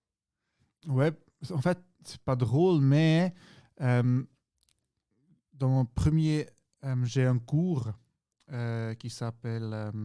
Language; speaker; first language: French; non-native, local second language; German